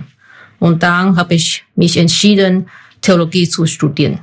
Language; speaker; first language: German; non-native, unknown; Chinese